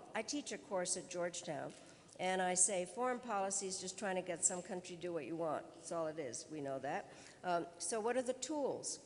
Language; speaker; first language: English; early bilingual, other home language; Czech